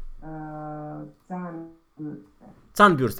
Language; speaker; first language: German; non-native, learner; Romanian